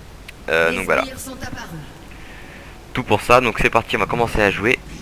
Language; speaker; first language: French; native; French